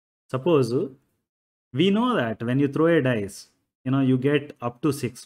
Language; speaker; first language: English; non-native, local second language; Telugu